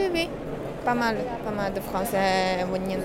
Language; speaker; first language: French; non-native, learner; Chinese